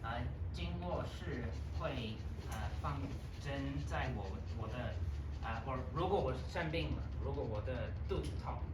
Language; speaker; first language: Chinese; non-native, learner; English